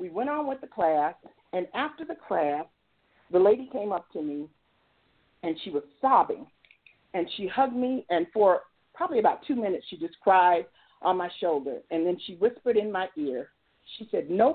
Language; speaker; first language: English; native; English